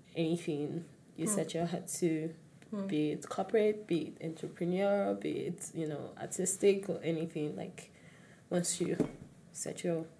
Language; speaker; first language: English; non-native, local second language; Yoruba